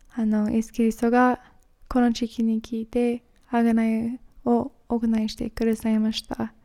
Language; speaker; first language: Japanese; non-native, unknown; English